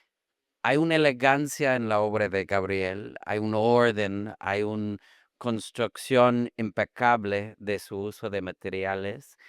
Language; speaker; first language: Spanish; non-native, fluent; English